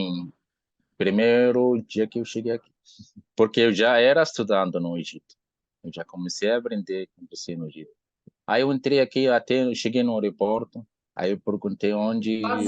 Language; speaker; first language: Portuguese; non-native, learner; Arabic